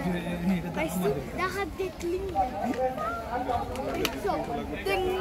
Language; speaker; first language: German; non-native, learner; Bangla